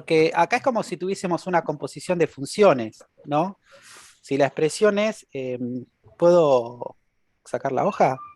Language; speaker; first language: Spanish; native; Spanish